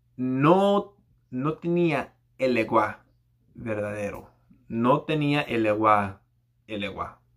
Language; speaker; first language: Spanish; non-native, learner; English